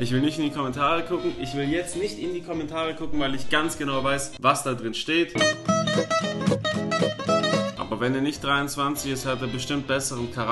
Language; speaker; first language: German; native; German